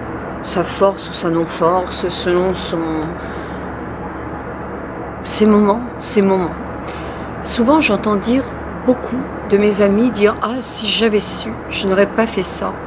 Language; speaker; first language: French; native; French